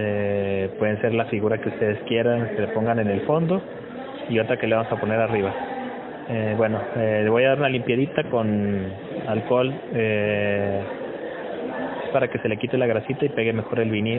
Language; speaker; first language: Spanish; native; Spanish